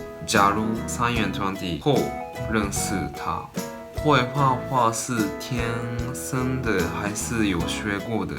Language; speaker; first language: Chinese; non-native, fluent; Japanese